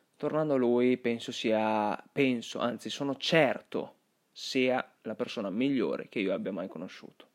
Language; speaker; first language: Italian; early bilingual, other home language; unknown